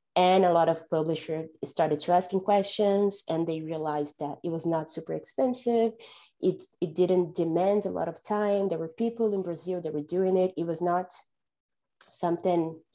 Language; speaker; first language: English; non-native, fluent; Portuguese